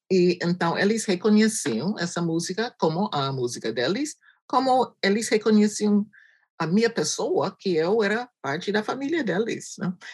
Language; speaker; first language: Portuguese; non-native, fluent; English